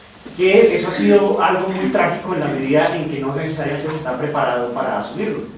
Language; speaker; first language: Spanish; native; Spanish